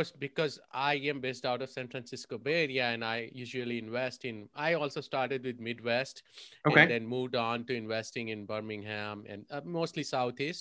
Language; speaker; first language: English; non-native, local second language; Gujarati